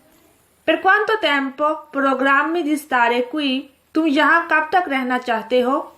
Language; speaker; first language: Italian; non-native, fluent; Urdu